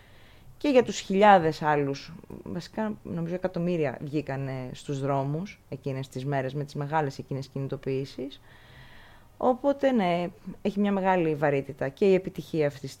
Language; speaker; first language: Greek; native; Greek